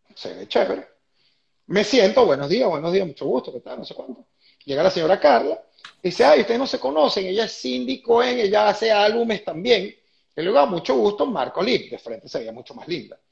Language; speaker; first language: Spanish; native; Spanish